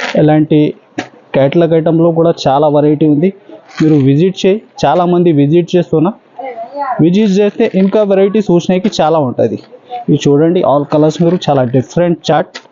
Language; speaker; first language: Telugu; non-native, local second language; Urdu